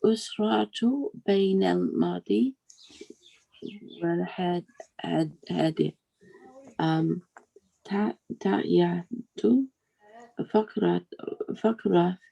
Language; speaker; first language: Arabic; non-native, learner; English